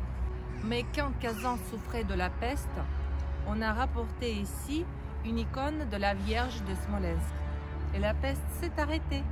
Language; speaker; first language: French; non-native, learner; Russian